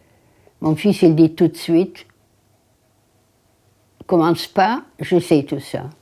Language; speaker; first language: French; non-native, fluent; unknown